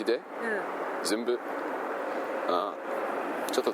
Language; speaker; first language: Japanese; non-native, learner; English